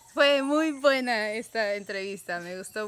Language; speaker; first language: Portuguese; non-native, learner; Spanish